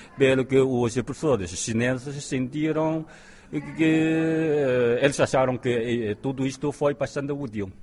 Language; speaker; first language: Portuguese; non-native, fluent; Chinese